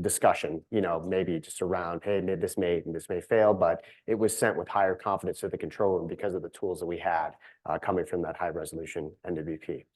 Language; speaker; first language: English; native; English